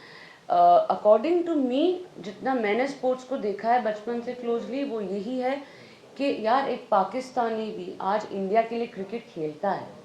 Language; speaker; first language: Hindi; native; Hindi